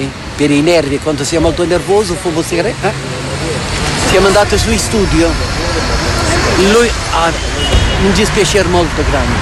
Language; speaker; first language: Italian; non-native, fluent; Portuguese